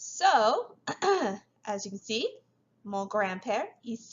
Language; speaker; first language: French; non-native, fluent; English